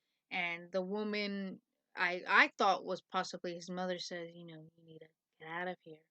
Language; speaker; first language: English; native; English